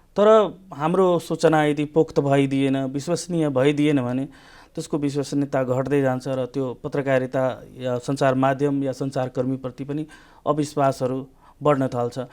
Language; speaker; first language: Nepali; non-native, local second language; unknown